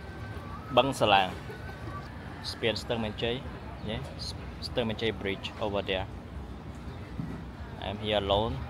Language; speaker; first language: English; non-native, learner; Khmer